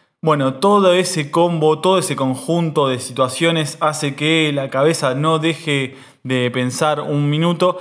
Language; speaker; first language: Spanish; native; Spanish